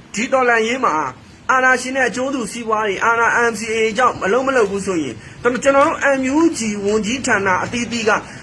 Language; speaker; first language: Burmese; non-native, local second language; Karen languages